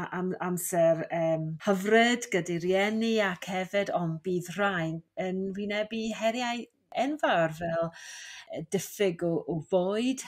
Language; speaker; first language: Welsh; non-native, fluent; English